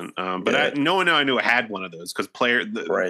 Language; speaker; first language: English; native; English